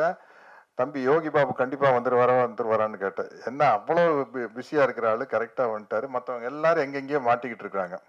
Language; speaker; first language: Tamil; native; Tamil